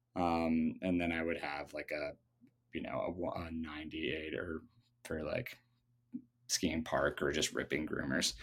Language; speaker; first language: English; native; English